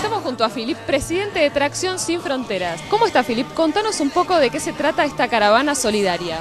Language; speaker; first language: Spanish; native; Spanish